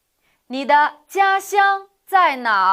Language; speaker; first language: Chinese; non-native, fluent; Uyghur